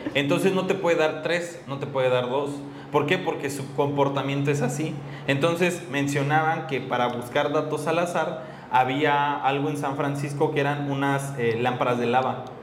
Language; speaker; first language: Spanish; native; Spanish